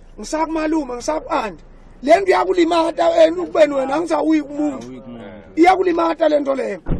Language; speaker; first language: Zulu; non-native, local second language; Swati